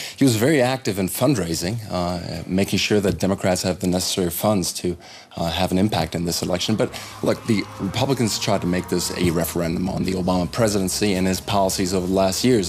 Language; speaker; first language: English; non-native, fluent; German